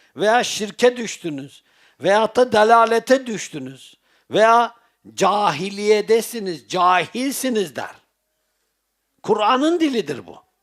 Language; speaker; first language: Turkish; native; Turkish